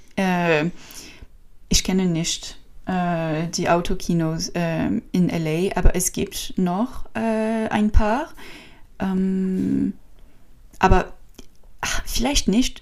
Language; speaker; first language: German; non-native, learner; French